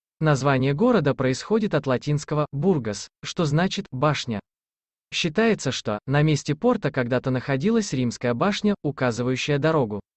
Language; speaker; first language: Russian; native; Russian